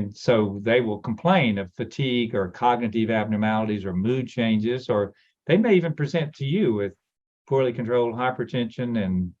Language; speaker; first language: English; native; English